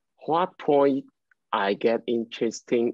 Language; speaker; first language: English; non-native, learner; Chinese